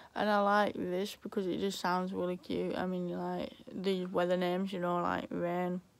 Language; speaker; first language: English; native; English